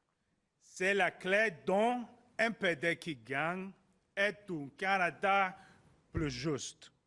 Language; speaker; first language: French; non-native, learner; English